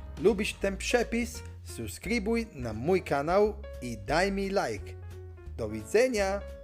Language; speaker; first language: Polish; non-native, learner; Italian